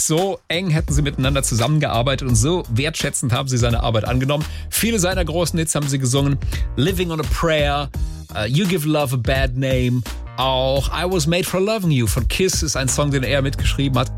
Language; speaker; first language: German; native; German